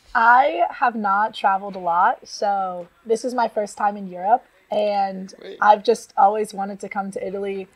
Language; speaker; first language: English; native; English